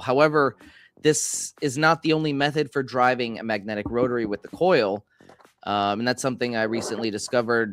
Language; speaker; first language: English; native; English